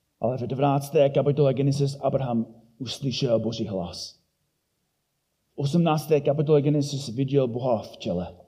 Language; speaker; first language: Czech; non-native, fluent; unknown